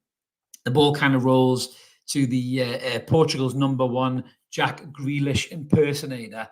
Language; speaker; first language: English; native; English